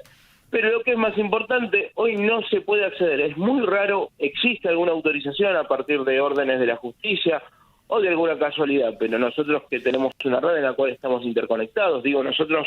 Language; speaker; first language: Spanish; native; Spanish